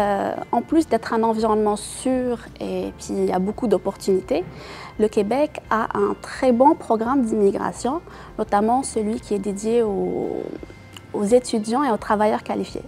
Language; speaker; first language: French; non-native, local second language; Arabic